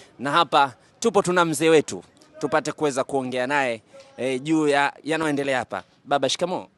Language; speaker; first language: Swahili; native; Swahili